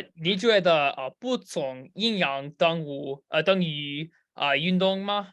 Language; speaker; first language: Chinese; non-native, learner; English